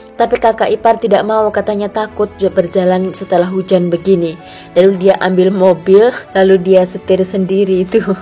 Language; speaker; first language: Indonesian; non-native, local second language; Javanese